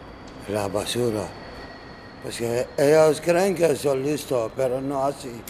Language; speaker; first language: Spanish; non-native, learner; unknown